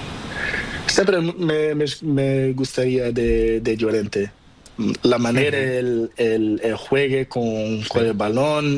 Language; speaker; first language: Spanish; non-native, learner; Portuguese